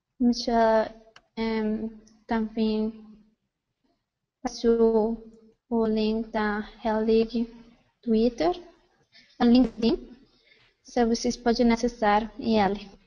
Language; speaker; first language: Portuguese; non-native, fluent; Spanish